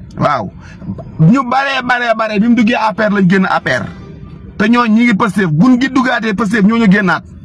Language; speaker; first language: Wolof; native; Wolof